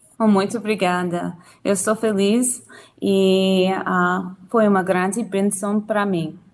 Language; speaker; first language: Portuguese; non-native, learner; English